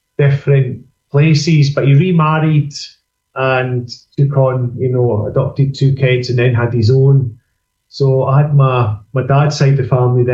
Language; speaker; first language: English; native; English